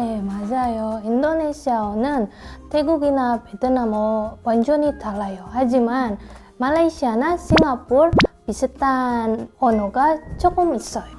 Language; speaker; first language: Korean; non-native, learner; Indonesian